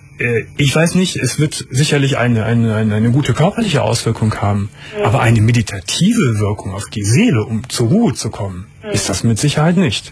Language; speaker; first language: German; native; German